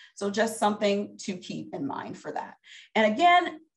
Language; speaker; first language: English; native; English